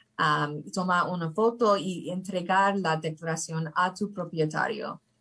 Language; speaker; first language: Spanish; early bilingual, heritage; English